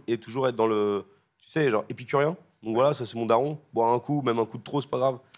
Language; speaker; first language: French; native; French